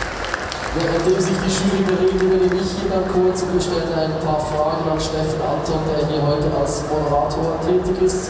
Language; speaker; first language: German; native; German